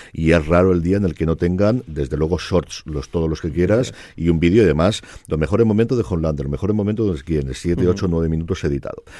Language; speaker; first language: Spanish; native; Spanish